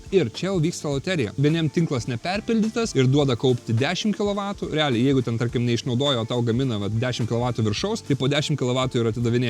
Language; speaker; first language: Lithuanian; native; Lithuanian